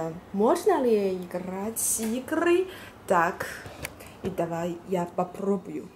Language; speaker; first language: Russian; non-native, learner; Chinese